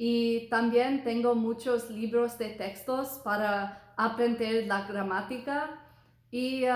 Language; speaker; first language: Spanish; non-native, learner; English